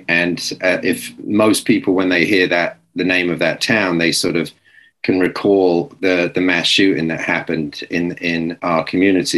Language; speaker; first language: English; native; English